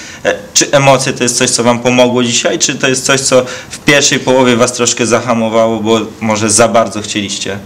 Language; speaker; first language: Polish; native; Polish